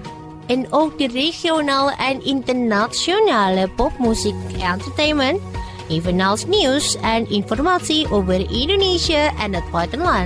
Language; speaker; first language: Dutch; non-native, fluent; Indonesian